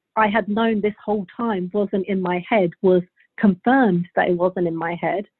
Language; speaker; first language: English; early bilingual, other home language; Bulgarian